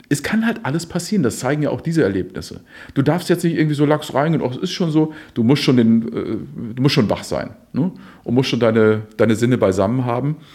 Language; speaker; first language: German; native; German